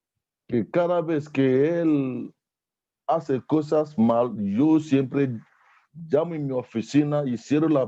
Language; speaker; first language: Spanish; non-native, learner; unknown